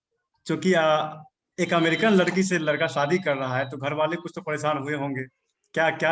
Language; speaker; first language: Hindi; native; Hindi